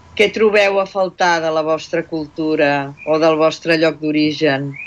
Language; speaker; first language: Catalan; native; Catalan